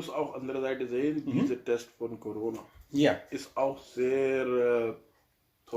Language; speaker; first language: German; non-native, learner; Urdu